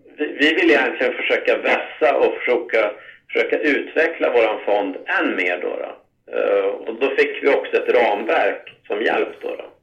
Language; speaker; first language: Swedish; native; Swedish